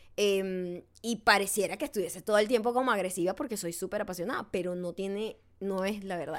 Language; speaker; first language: Spanish; native; Spanish